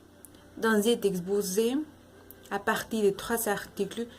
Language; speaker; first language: French; non-native, learner; Spanish